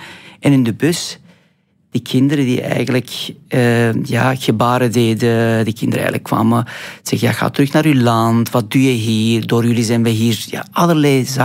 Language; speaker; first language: Dutch; non-native, fluent; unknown